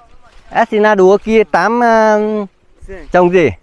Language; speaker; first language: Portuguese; non-native, learner; Vietnamese